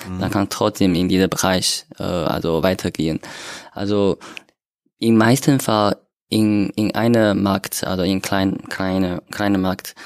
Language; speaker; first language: German; non-native, learner; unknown